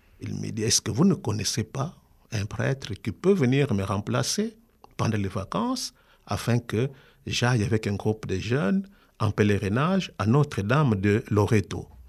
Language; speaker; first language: French; non-native, local second language; Kongo